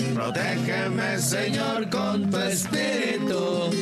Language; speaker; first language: Spanish; native; Spanish